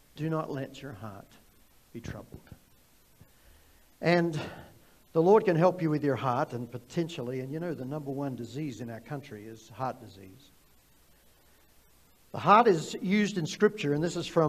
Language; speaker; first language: English; native; English